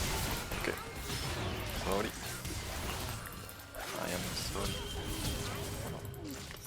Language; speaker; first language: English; non-native, learner; French